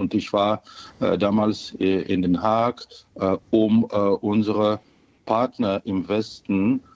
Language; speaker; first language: German; non-native, fluent; Ukrainian